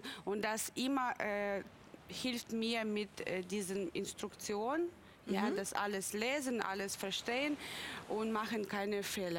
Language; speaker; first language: German; non-native, learner; Russian